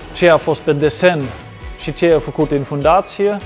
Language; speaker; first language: Romanian; non-native, fluent; Dutch